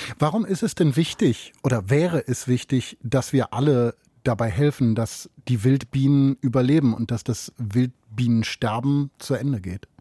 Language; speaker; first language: German; native; German